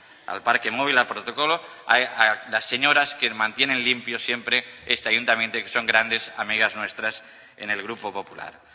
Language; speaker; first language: Spanish; native; Spanish